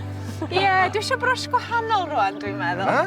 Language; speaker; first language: Welsh; native; Welsh